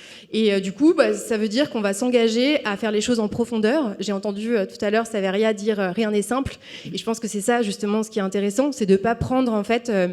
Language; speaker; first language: French; native; French